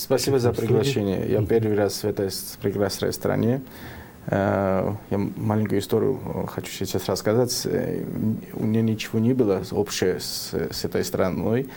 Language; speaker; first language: Russian; non-native, fluent; Georgian